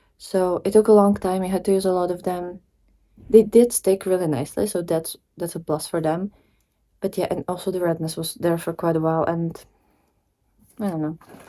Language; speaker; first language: English; non-native, fluent; Czech